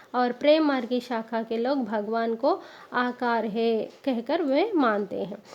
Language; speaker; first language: Hindi; non-native, local second language; Telugu